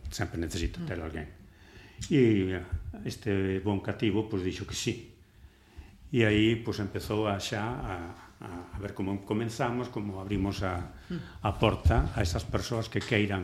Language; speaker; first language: Galician; non-native, local second language; Spanish